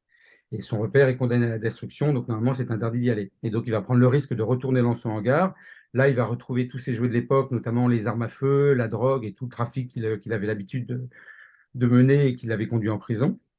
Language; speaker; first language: French; native; French